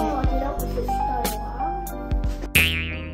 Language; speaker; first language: Japanese; early bilingual, heritage; Japanese